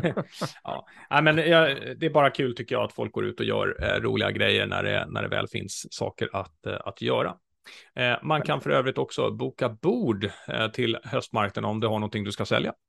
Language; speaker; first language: Swedish; native; Swedish